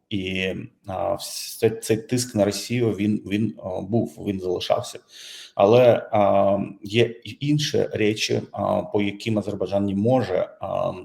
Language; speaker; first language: Ukrainian; non-native, fluent; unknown